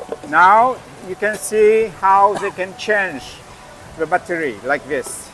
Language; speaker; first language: English; non-native, learner; Vietnamese